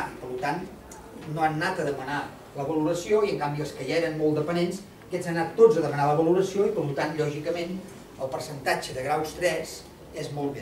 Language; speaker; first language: Catalan; native; Catalan